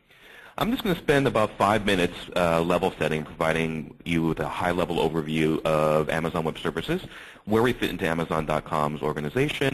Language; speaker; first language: English; native; English